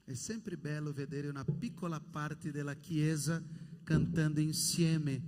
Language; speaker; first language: Italian; non-native, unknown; Portuguese